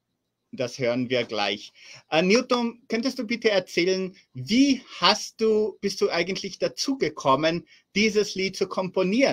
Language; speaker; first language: German; early bilingual, heritage; German